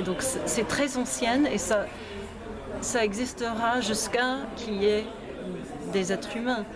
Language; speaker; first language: French; non-native, fluent; English